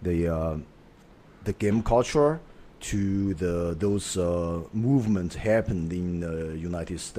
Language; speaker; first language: English; non-native, fluent; Chinese